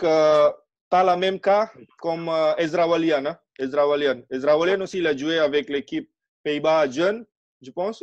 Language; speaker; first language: French; non-native, fluent; Indonesian